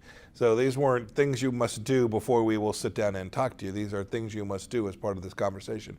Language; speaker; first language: English; native; English